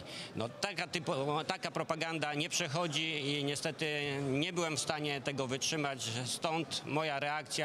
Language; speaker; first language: Polish; native; Polish